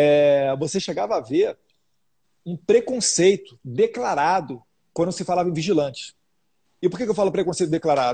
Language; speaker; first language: Portuguese; native; Portuguese